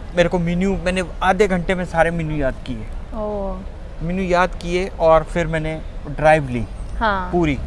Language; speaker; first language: Hindi; native; Hindi